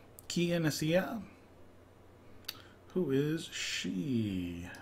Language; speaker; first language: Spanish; non-native, learner; English